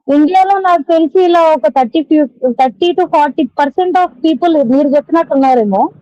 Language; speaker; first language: Telugu; native; Telugu